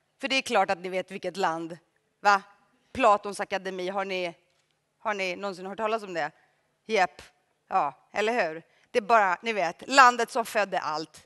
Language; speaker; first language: Swedish; early bilingual, other home language; Greek